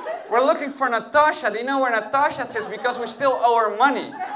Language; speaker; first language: English; non-native, fluent; Dutch